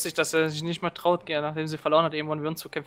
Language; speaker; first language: German; native; German